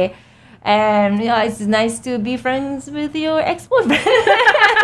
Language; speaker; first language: English; non-native, fluent; Japanese